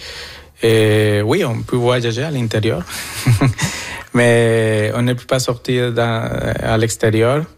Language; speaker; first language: French; non-native, fluent; Spanish